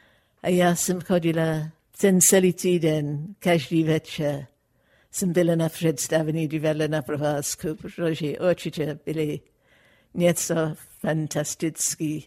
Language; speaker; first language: Czech; non-native, fluent; English